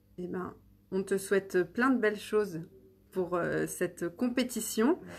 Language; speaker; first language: French; native; French